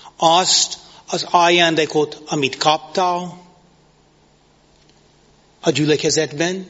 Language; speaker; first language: Hungarian; non-native, fluent; English